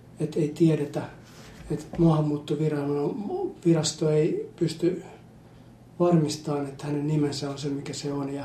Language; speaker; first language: Finnish; native; Finnish